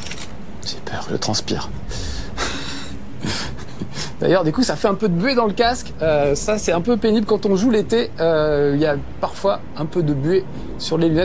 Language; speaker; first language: French; native; French